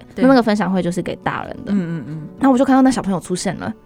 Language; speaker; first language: Chinese; native; Chinese